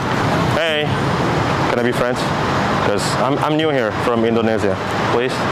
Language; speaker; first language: English; non-native, fluent; Indonesian